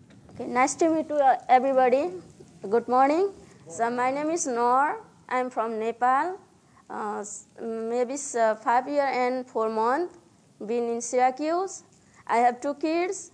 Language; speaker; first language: English; non-native, learner; Nepali